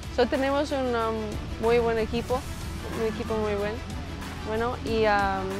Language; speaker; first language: Spanish; non-native, learner; English